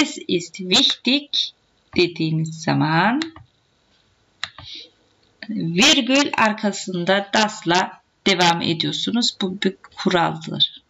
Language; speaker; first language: Turkish; native; Turkish